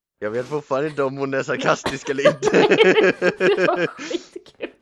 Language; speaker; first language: Swedish; native; Swedish